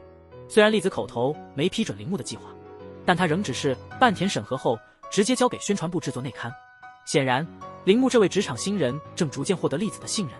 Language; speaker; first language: Chinese; native; Chinese